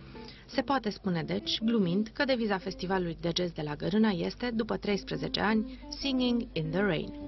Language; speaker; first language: Romanian; native; Romanian